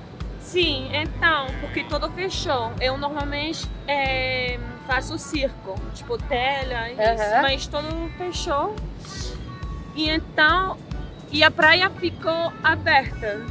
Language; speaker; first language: Portuguese; non-native, fluent; French